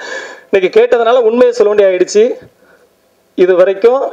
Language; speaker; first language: Tamil; native; Tamil